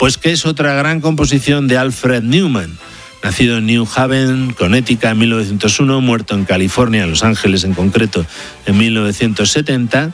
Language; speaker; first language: Spanish; native; Spanish